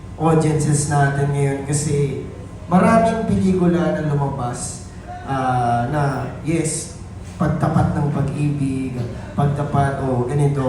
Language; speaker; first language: Filipino; native; Filipino